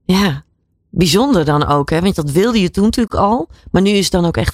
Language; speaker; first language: Dutch; native; Dutch